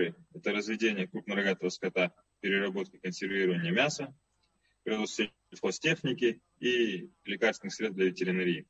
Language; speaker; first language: Russian; native; Russian